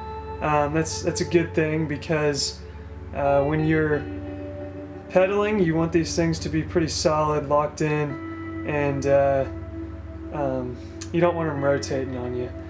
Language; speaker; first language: English; native; English